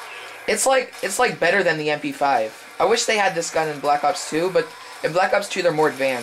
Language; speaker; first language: English; native; English